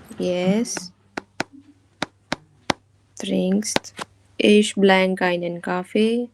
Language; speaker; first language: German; non-native, fluent; Hindi